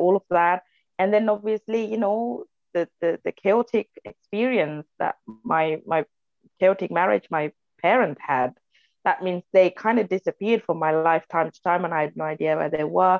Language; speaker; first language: English; non-native, local second language; Sinhala